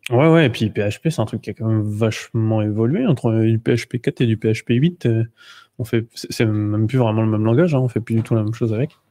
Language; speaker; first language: French; native; French